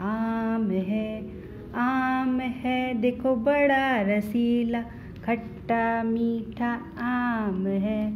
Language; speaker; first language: Hindi; native; Hindi